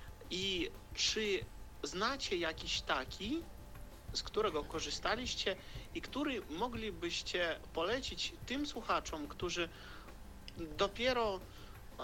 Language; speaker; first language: Polish; non-native, fluent; Russian